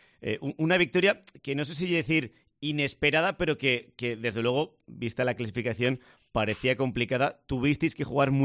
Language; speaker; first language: Spanish; native; Spanish